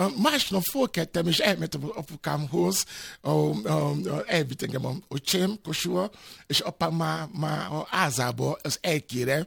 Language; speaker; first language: Hungarian; non-native, learner; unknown